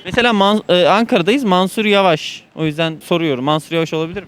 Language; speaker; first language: Turkish; native; Turkish